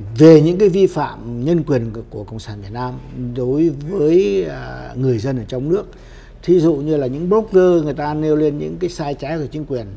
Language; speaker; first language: Vietnamese; native; Vietnamese